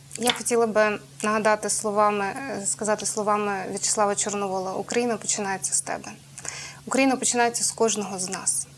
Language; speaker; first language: Ukrainian; native; Ukrainian